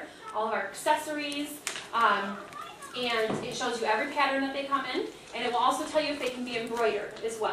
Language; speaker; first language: English; native; English